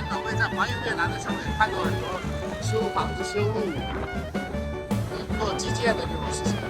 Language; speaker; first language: Chinese; native; Chinese